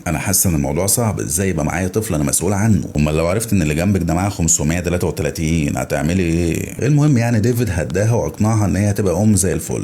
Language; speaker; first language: Arabic; native; Arabic